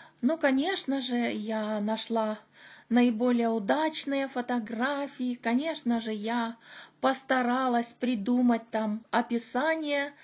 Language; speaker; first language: Russian; native; Russian